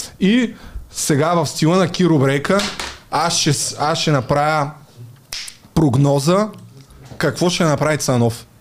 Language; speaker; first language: Bulgarian; native; Bulgarian